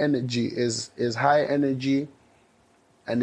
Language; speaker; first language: English; non-native, local second language; Ewe